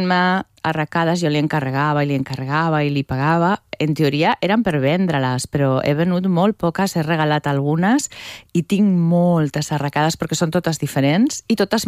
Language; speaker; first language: Catalan; native; Catalan